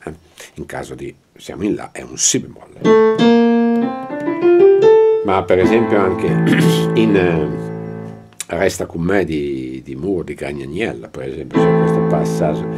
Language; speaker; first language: Italian; native; Italian